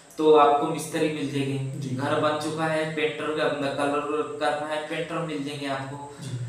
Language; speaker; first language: Hindi; non-native, local second language; Urdu